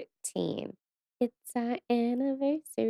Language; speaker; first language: English; native; English